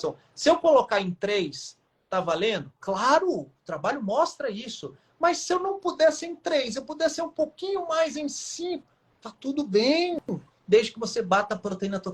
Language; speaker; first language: Portuguese; native; Portuguese